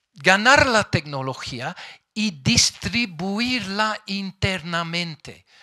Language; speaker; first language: Spanish; non-native, fluent; English